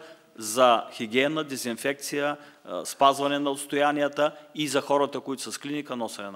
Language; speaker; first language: Bulgarian; native; Bulgarian